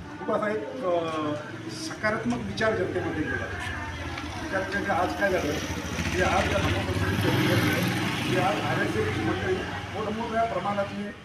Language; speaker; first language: Marathi; native; Marathi